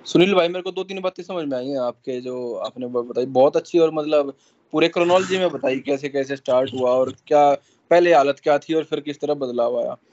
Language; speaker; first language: Hindi; native; Hindi